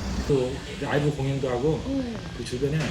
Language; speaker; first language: Korean; native; Korean